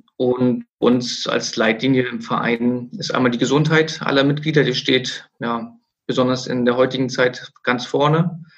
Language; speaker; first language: German; native; German